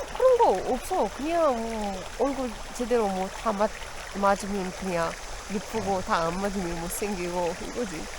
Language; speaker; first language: Korean; non-native, fluent; Arabic